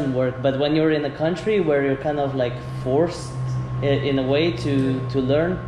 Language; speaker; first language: English; non-native, fluent; French